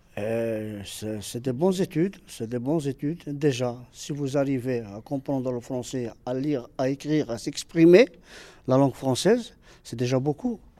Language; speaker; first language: French; non-native, local second language; Arabic